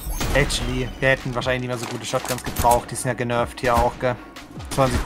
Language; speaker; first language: German; native; German